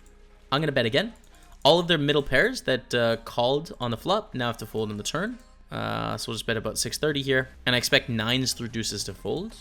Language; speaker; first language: English; native; English